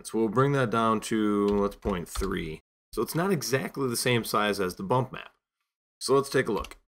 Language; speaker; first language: English; native; English